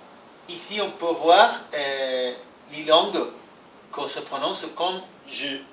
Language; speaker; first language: French; non-native, fluent; Spanish